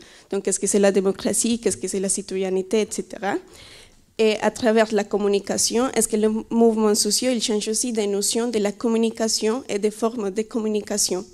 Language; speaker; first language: French; non-native, fluent; Spanish